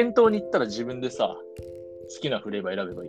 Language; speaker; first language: Japanese; native; Japanese